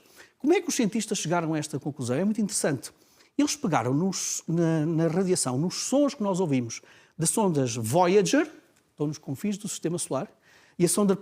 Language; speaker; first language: Portuguese; native; Portuguese